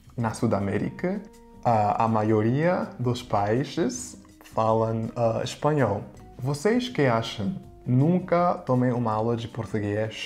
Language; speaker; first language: Portuguese; non-native, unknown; English